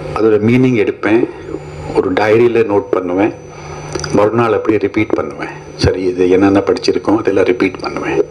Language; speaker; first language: Tamil; non-native, fluent; Hindi